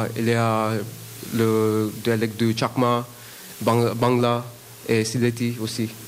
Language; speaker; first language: French; non-native, learner; Bangla